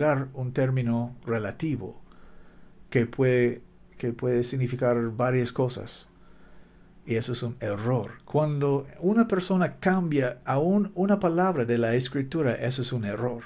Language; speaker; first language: Spanish; non-native, learner; English